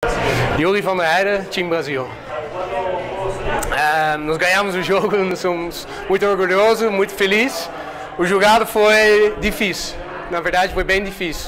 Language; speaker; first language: Portuguese; non-native, learner; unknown